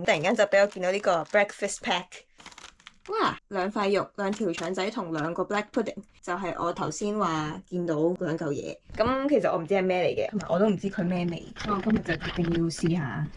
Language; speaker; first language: Cantonese; native; Cantonese